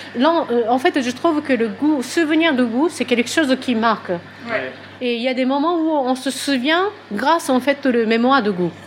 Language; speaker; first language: French; non-native, fluent; Japanese